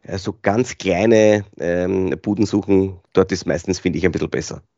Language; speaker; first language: German; native; German